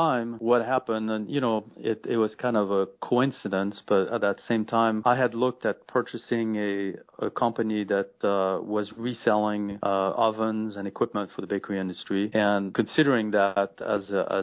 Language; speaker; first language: English; non-native, fluent; French